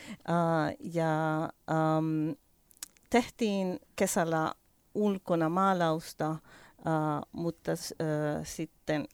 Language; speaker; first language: Finnish; non-native, learner; Spanish